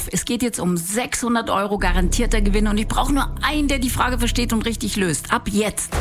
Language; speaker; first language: German; native; German